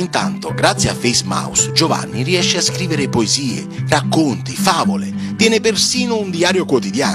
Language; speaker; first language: Italian; native; Italian